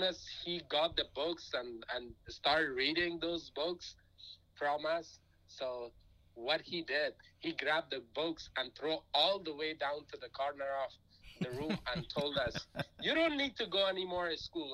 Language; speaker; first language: English; non-native, fluent; Persian